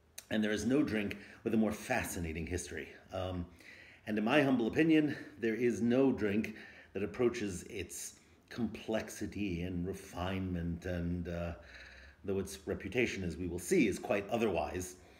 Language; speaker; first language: English; native; English